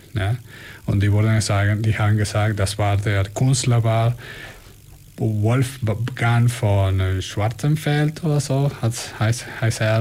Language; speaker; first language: German; non-native, fluent; Spanish